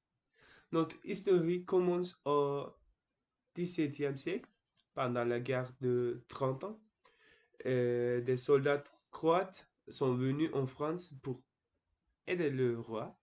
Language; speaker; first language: French; non-native, learner; Turkish